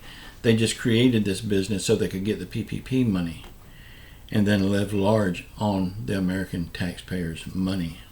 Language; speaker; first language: English; native; English